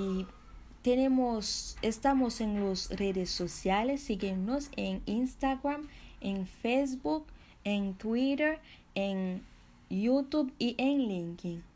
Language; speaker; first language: Spanish; non-native, fluent; Haitian Creole